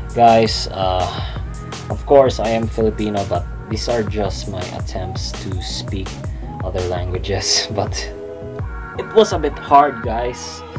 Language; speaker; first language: English; non-native, local second language; Cebuano